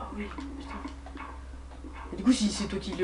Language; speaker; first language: French; native; French